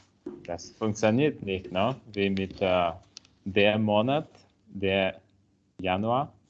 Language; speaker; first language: German; non-native, learner; Italian